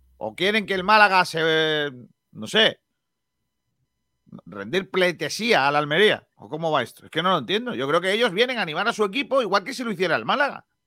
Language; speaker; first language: Spanish; native; Spanish